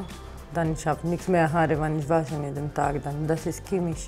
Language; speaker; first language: German; non-native, learner; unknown